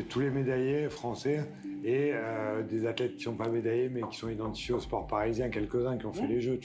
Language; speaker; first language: French; native; French